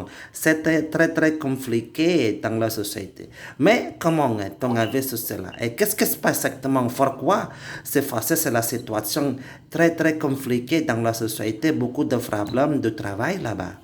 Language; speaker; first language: French; non-native, learner; Indonesian